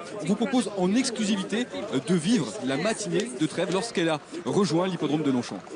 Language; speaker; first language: French; native; French